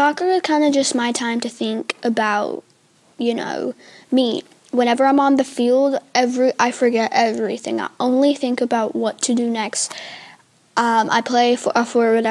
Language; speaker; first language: English; native; English